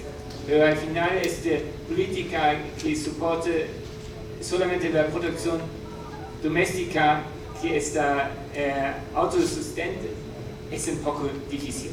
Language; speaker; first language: Spanish; non-native, learner; German